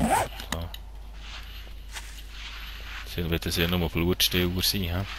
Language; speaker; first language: German; native; German